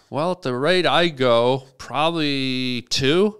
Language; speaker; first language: English; native; English